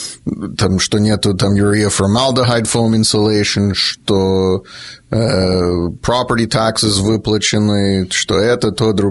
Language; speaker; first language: Russian; early bilingual, heritage; Russian